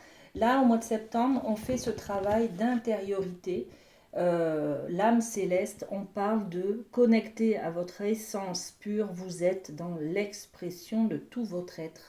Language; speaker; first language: French; native; French